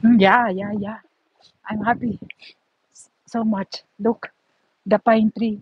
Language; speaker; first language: English; non-native, learner; Filipino